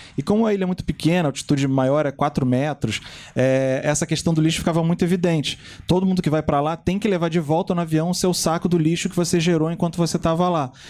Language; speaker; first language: Portuguese; native; Portuguese